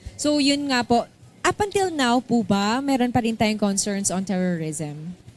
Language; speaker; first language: Filipino; non-native, local second language; Chavacano